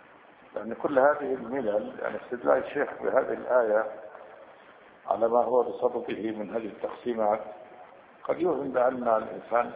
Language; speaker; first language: Arabic; native; Arabic